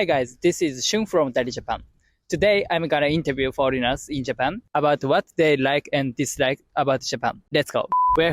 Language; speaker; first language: English; non-native, fluent; Japanese